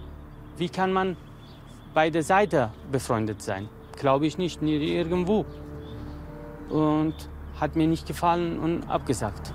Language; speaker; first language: German; non-native, learner; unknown